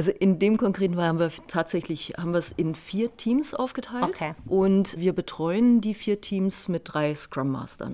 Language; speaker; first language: German; native; German